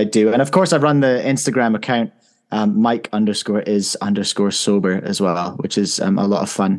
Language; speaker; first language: English; native; English